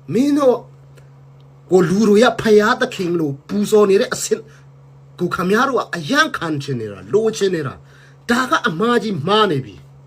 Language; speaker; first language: Burmese; non-native, local second language; Hakha Chin